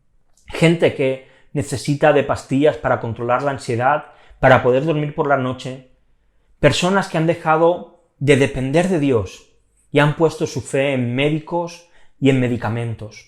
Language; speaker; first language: Spanish; native; Spanish